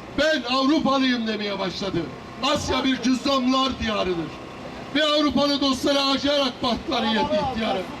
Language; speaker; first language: Turkish; native; Turkish